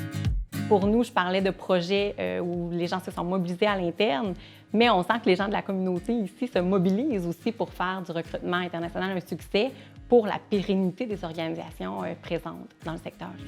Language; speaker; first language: French; native; French